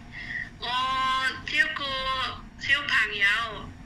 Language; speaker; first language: Cantonese; non-native, learner; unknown